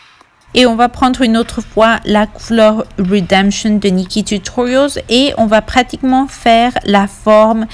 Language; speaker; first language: French; non-native, fluent; Spanish